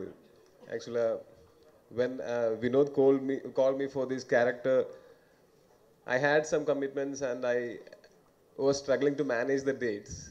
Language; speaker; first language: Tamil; non-native, learner; Malayalam